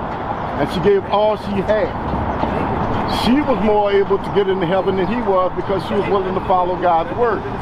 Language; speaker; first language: English; native; English